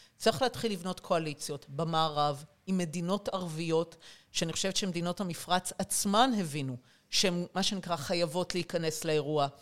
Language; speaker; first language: Hebrew; native; Hebrew